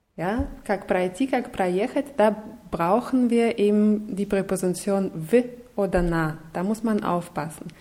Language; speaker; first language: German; non-native, fluent; Russian